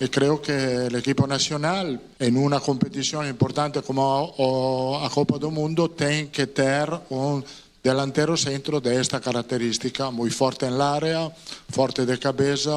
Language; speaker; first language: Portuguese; non-native, learner; Italian